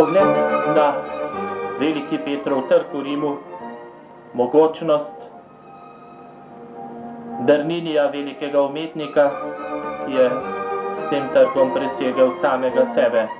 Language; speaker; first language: Slovenian; native; Slovenian